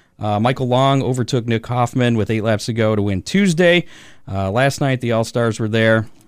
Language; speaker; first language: English; native; English